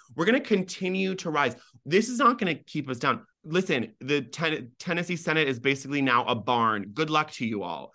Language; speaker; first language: English; early bilingual, other home language; Persian